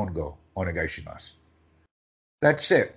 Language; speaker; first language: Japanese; non-native, learner; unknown